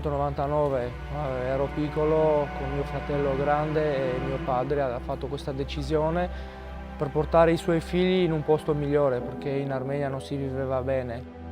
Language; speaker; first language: Italian; early bilingual, other home language; Armenian